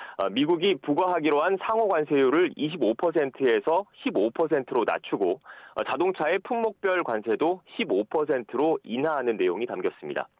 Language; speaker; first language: Korean; native; Korean